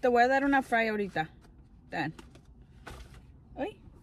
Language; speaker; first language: Spanish; early bilingual, heritage; Spanish